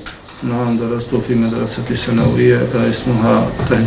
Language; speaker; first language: Arabic; non-native, learner; Bosnian